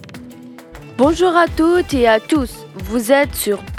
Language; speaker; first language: French; non-native, learner; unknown